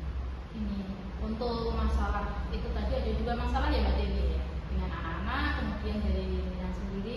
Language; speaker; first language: Indonesian; non-native, local second language; Javanese